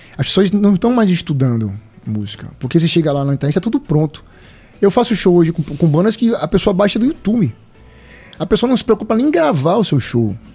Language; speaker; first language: Portuguese; native; Portuguese